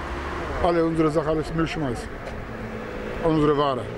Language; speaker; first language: German; non-native, learner; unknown